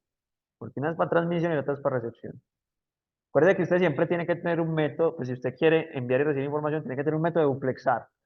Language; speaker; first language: Spanish; native; Spanish